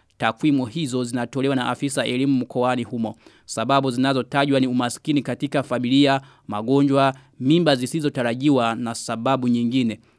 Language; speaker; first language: Swahili; non-native, local second language; Rundi